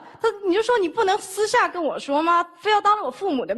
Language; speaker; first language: Chinese; native; Chinese